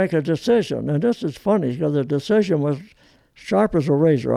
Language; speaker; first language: English; early bilingual, other home language; Italian